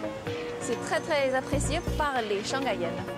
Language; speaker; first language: French; non-native, fluent; Chinese